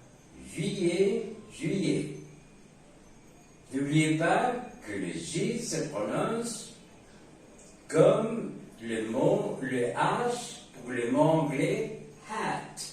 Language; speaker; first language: French; non-native, fluent; Spanish